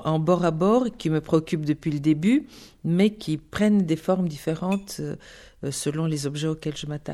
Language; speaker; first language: French; non-native, fluent; Bulgarian